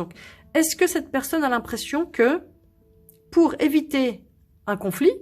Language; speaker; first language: French; native; French